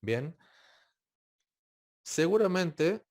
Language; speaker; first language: Spanish; native; Spanish